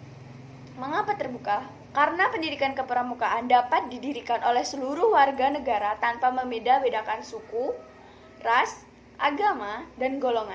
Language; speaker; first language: Indonesian; native; Indonesian